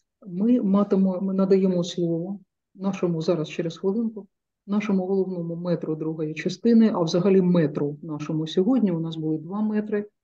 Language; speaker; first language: Ukrainian; native; Ukrainian